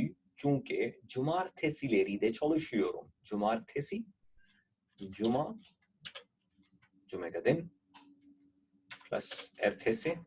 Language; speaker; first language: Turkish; non-native, fluent; Urdu